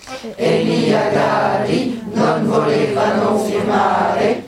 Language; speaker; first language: Italian; non-native, learner; French